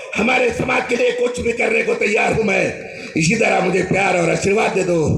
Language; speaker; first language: Hindi; non-native, local second language; Marathi